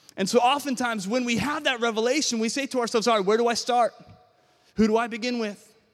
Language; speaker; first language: English; native; English